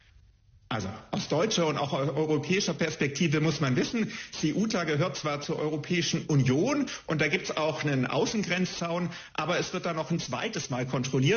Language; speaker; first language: German; native; German